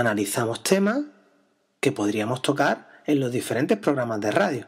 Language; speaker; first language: Spanish; native; Spanish